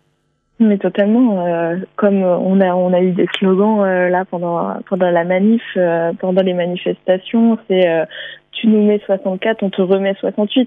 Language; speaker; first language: French; native; French